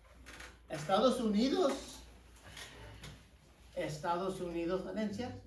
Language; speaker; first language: Spanish; non-native, fluent; English